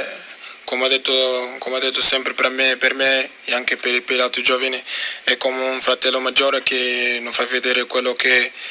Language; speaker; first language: Italian; non-native, fluent; Portuguese